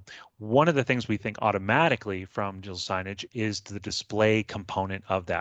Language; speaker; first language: English; native; English